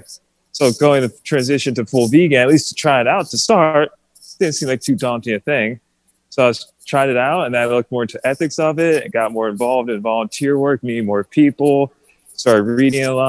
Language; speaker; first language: English; native; English